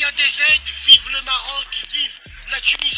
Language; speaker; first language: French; early bilingual, other home language; Arabic